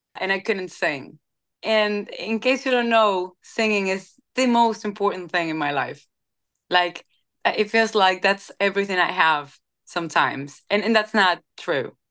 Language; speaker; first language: English; non-native, fluent; Spanish